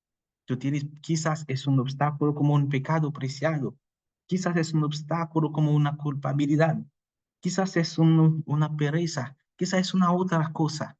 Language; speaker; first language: Spanish; non-native, fluent; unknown